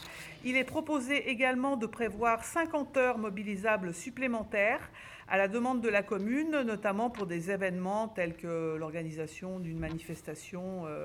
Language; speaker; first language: French; native; French